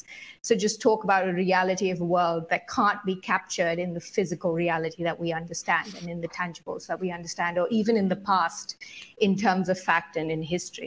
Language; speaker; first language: English; native; English